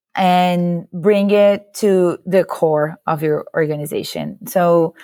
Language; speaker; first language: English; non-native, fluent; Portuguese